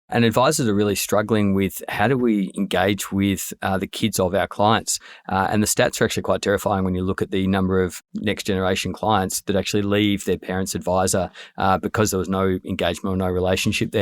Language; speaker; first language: English; native; English